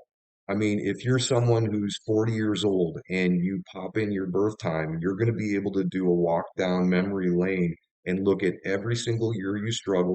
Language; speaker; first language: English; native; English